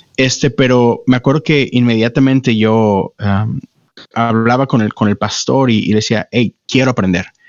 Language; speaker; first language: Spanish; native; Spanish